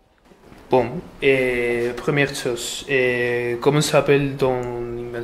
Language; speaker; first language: French; non-native, learner; Spanish